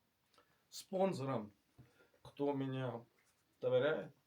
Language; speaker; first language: Russian; non-native, learner; Estonian